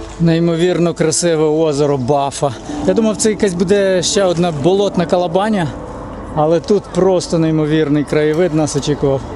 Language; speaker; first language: Ukrainian; native; Ukrainian